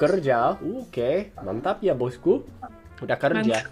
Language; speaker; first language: Indonesian; non-native, fluent; English